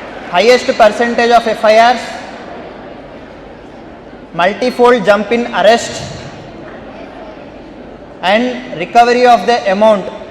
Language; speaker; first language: English; non-native, local second language; Telugu